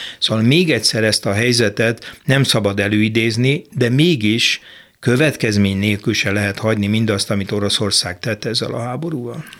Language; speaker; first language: Hungarian; native; Hungarian